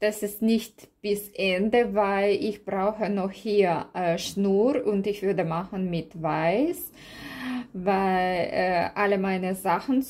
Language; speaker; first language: German; non-native, learner; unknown